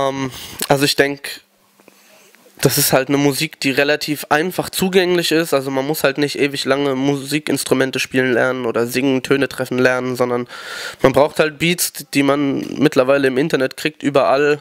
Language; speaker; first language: German; native; German